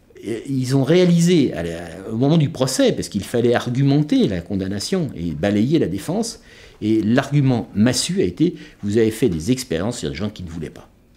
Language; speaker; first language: French; native; French